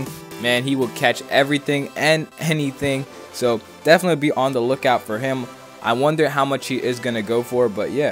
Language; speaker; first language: English; native; English